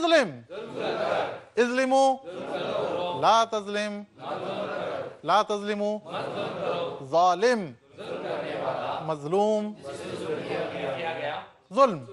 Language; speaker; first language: Arabic; non-native, learner; Urdu